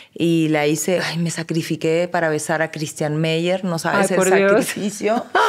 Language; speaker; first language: Spanish; native; Spanish